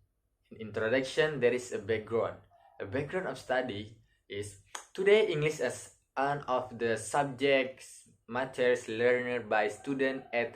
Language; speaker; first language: English; non-native, learner; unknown